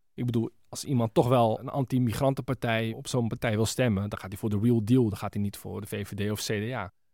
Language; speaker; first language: Dutch; early bilingual, other home language; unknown